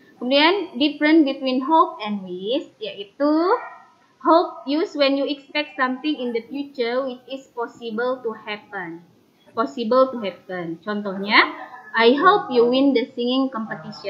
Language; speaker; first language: English; non-native, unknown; Indonesian